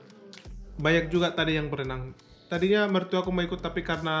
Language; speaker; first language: Indonesian; native; Indonesian